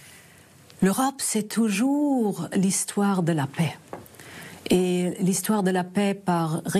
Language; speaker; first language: French; early bilingual, other home language; German